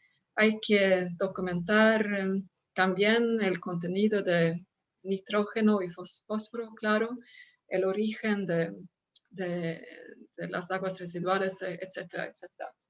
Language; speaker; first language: Spanish; non-native, fluent; Swedish